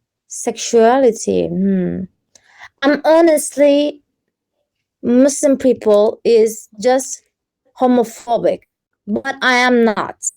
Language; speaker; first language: English; non-native, learner; Turkish